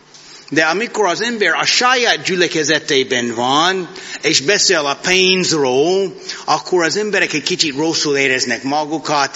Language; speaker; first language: Hungarian; non-native, fluent; English